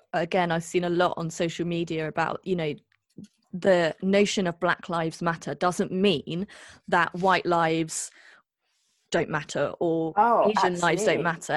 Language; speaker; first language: English; native; English